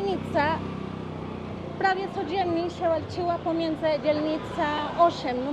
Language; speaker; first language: Polish; non-native, learner; Spanish